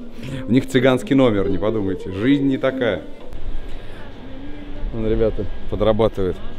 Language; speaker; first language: Russian; native; Russian